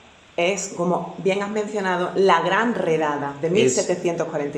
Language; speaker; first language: Spanish; native; Spanish